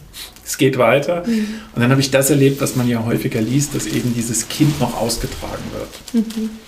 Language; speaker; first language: German; native; German